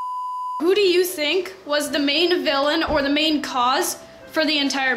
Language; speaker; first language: English; native; English